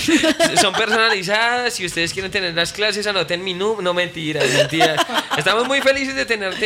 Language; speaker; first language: Spanish; native; Spanish